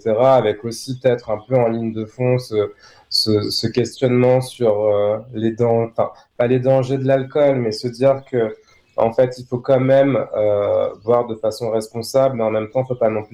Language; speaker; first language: French; native; French